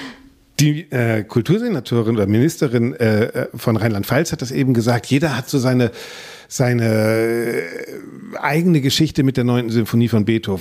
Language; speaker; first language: German; native; German